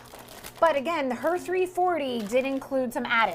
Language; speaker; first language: English; native; English